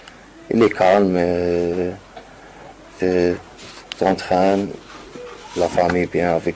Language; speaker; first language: French; non-native, learner; Arabic